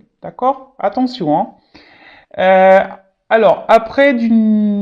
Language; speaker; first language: French; native; French